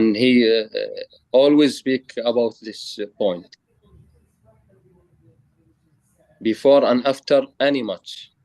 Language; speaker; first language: English; non-native, learner; Arabic